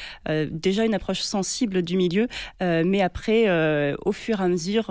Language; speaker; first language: French; native; French